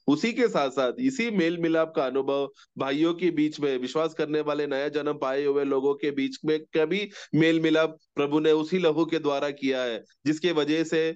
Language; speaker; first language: Hindi; non-native, local second language; Malayalam